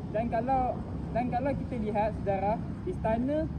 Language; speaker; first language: Malay; native; Malay